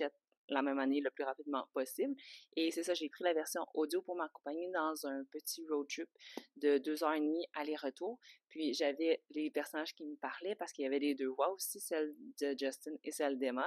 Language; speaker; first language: French; native; French